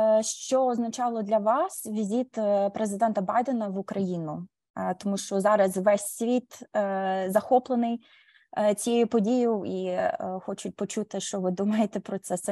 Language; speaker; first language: Ukrainian; early bilingual, heritage; Ukrainian